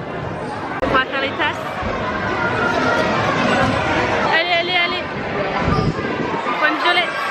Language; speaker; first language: French; native; French